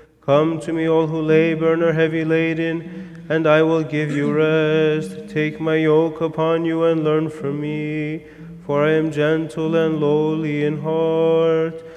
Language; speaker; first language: English; native; English